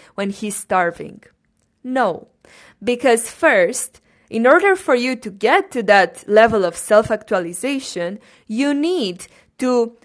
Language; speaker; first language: English; non-native, fluent; Romanian